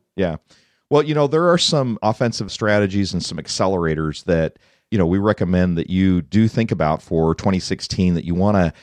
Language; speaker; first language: English; native; English